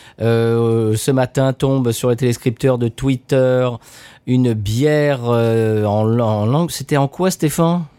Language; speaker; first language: French; native; French